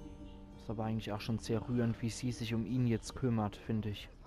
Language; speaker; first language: German; native; German